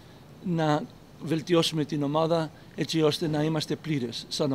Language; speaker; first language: Greek; early bilingual, heritage; Greek